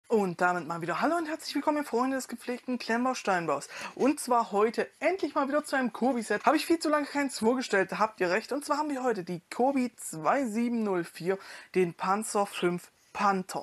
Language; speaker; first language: German; native; German